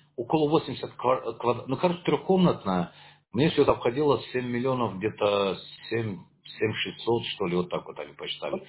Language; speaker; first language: Russian; native; Russian